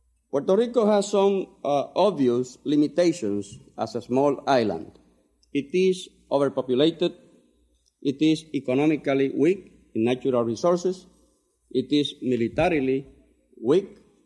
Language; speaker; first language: English; non-native, fluent; Spanish